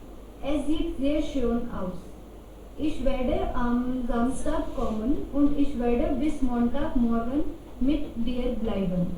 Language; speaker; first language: German; non-native, learner; Hindi